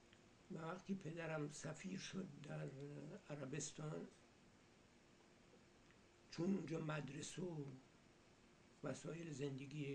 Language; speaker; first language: Persian; early bilingual, heritage; Persian